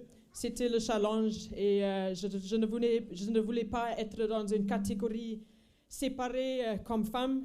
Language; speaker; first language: French; non-native, fluent; Afrikaans